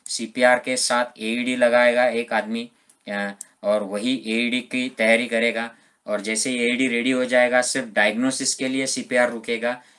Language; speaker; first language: Hindi; non-native, local second language; Marathi